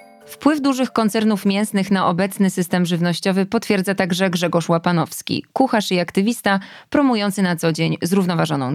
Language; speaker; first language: Polish; native; Polish